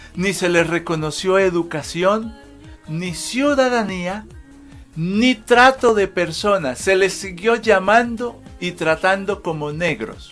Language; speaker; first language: Spanish; native; Spanish